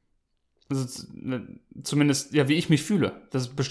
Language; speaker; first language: German; native; German